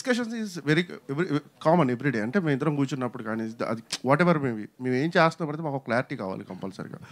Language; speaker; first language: Telugu; native; Telugu